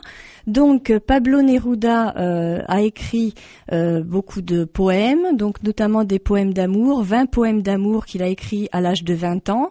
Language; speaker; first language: French; native; French